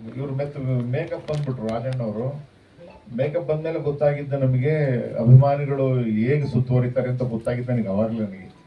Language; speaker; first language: Kannada; native; Kannada